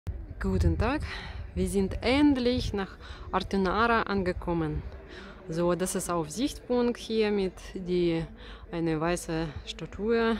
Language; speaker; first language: German; non-native, learner; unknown